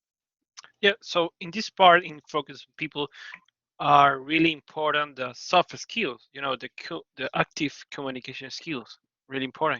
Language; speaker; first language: English; non-native, learner; Spanish